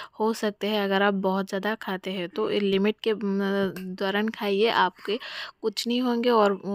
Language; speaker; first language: Hindi; non-native, local second language; Bangla